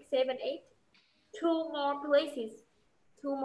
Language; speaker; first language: English; non-native, fluent; Vietnamese